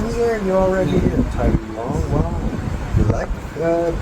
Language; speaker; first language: English; non-native, learner; German